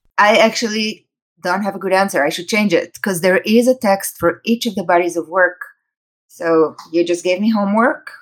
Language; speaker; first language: English; non-native, fluent; Hebrew